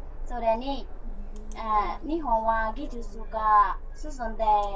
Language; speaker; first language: Japanese; non-native, learner; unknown